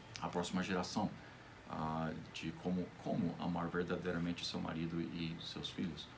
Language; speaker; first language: Portuguese; non-native, fluent; English